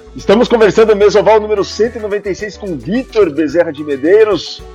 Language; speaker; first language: Portuguese; native; Portuguese